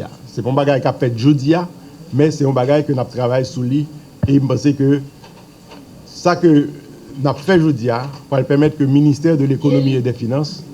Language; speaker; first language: French; non-native, local second language; Haitian Creole